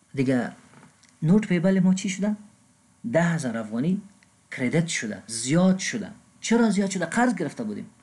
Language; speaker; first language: Persian; non-native, local second language; Pashto